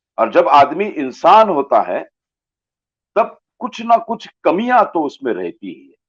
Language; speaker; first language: Hindi; non-native, local second language; Marathi